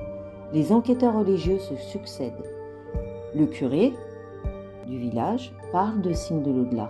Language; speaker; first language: French; native; French